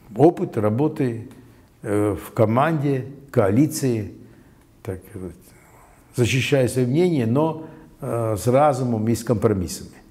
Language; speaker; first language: Russian; non-native, local second language; Latvian